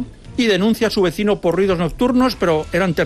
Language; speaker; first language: Spanish; native; Spanish